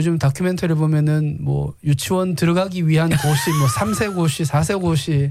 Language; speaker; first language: Korean; native; Korean